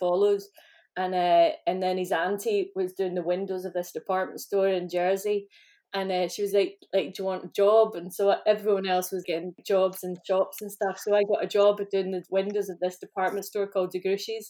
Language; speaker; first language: English; native; English